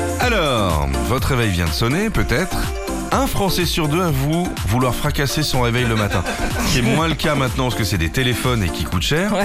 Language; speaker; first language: French; native; French